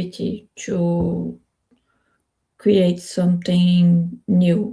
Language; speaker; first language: English; non-native, learner; Spanish